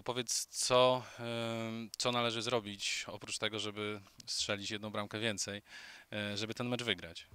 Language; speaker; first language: Polish; native; Polish